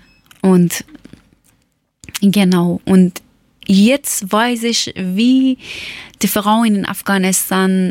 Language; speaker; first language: German; non-native, learner; Persian